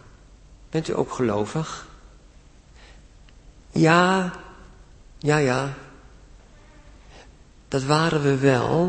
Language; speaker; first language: Dutch; native; Dutch